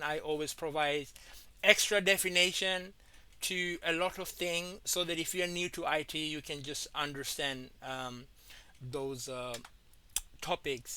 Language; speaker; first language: English; non-native, fluent; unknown